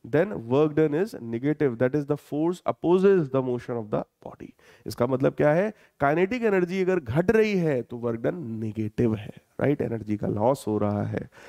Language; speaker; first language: Hindi; native; Hindi